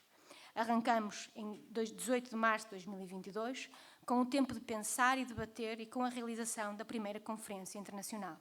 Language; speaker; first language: Portuguese; native; Portuguese